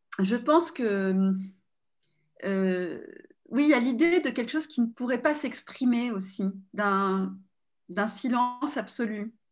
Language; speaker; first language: French; native; French